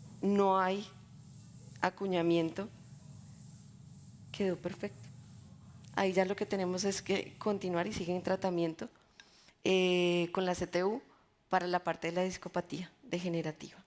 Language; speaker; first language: Spanish; native; Spanish